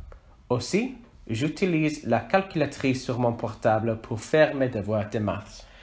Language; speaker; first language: French; non-native, learner; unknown